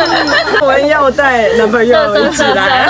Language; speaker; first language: Chinese; non-native, fluent; Japanese